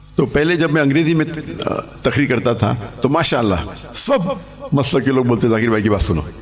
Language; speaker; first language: Urdu; non-native, local second language; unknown